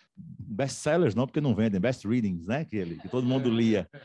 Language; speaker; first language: Portuguese; native; Portuguese